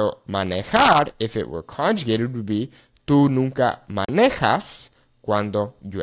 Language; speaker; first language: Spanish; non-native, fluent; English